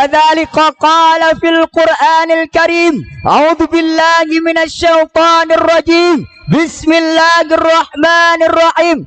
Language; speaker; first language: Arabic; non-native, learner; Achinese